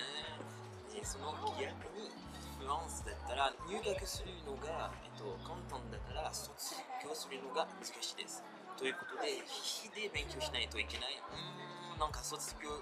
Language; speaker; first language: Japanese; non-native, learner; French